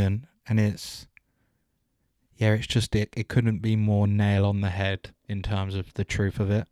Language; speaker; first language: English; native; English